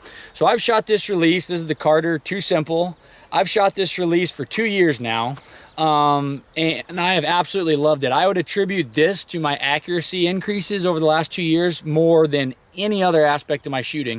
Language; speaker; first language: English; native; English